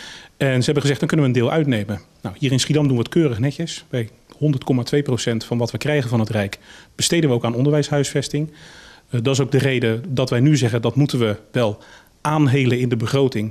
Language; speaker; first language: Dutch; native; Dutch